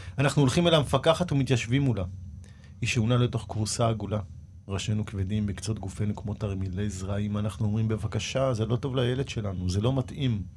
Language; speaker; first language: Hebrew; native; Hebrew